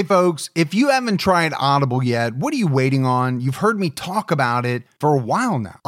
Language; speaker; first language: English; native; English